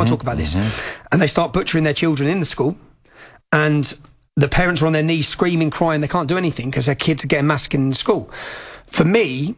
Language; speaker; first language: English; native; English